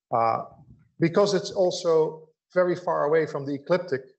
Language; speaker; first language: English; non-native, fluent; Dutch